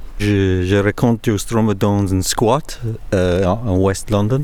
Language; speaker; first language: French; non-native, learner; English